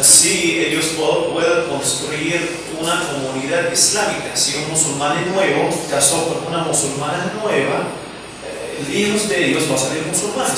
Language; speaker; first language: Spanish; non-native, fluent; Arabic